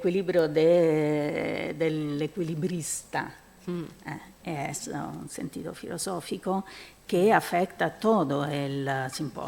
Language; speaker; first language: Spanish; non-native, fluent; Italian